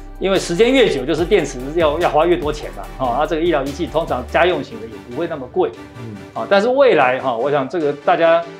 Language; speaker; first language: Chinese; native; Chinese